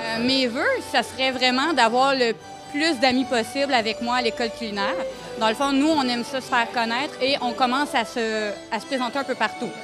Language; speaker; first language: French; native; French